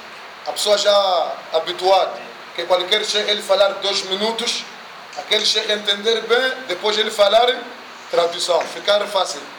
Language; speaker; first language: Portuguese; non-native, learner; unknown